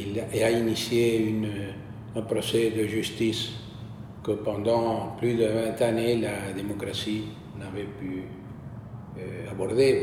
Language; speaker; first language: French; non-native, fluent; Spanish